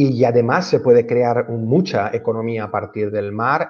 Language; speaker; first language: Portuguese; non-native, learner; Spanish